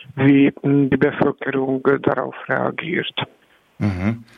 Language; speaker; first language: German; non-native, learner; Hungarian